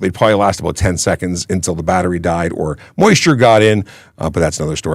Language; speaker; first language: English; native; English